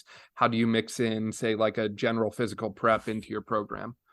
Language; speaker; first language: English; native; English